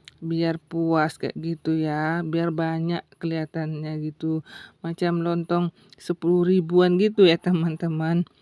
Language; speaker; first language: Indonesian; non-native, local second language; Buginese